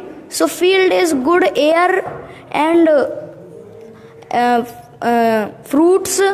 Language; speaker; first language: English; non-native, local second language; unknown